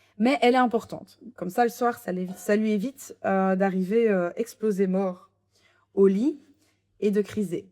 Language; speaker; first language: French; native; French